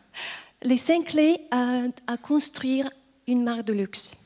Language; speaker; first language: French; non-native, fluent; Bulgarian